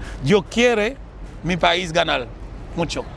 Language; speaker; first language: Spanish; non-native, learner; Haitian Creole